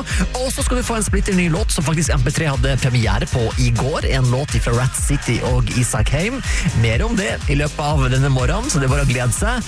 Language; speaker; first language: Norwegian; native; Norwegian